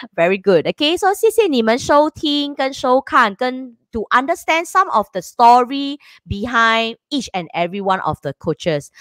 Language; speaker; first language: English; non-native, local second language; Chinese